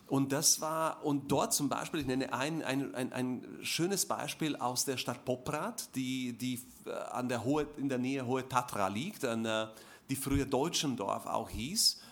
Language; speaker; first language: German; non-native, fluent; Slovak